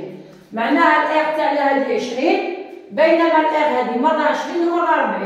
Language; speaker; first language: Arabic; native; Arabic